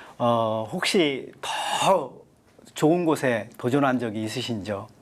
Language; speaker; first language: Korean; native; Korean